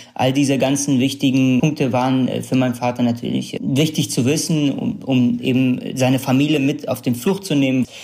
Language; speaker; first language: German; early bilingual, other home language; Kurdish